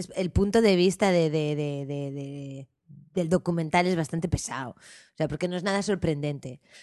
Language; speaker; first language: Spanish; native; Spanish